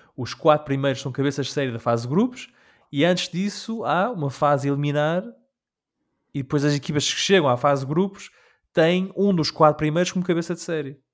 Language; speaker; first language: Portuguese; early bilingual, heritage; Portuguese